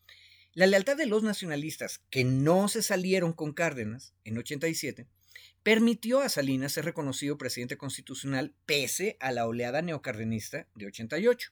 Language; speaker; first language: Spanish; native; Spanish